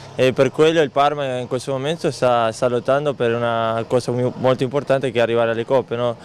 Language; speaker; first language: Italian; non-native, fluent; Spanish